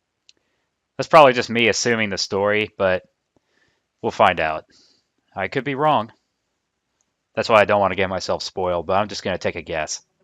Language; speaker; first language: English; native; English